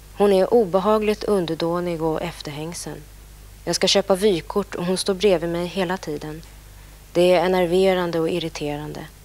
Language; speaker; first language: Swedish; native; Swedish